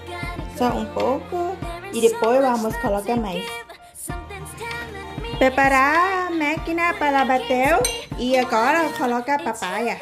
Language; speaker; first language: Portuguese; non-native, learner; Thai